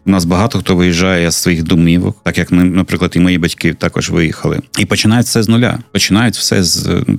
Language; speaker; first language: Ukrainian; non-native, local second language; Russian